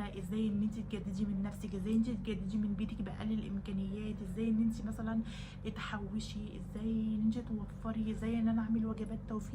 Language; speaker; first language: Arabic; native; Arabic